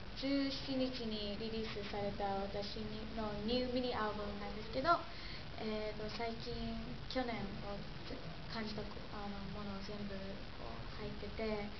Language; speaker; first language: Japanese; non-native, fluent; English